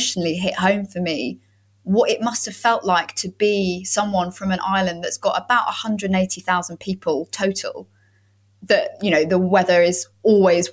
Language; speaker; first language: English; native; English